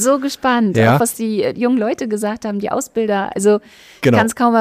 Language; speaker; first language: German; native; German